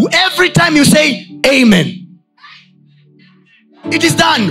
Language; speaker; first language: English; non-native, local second language; Swahili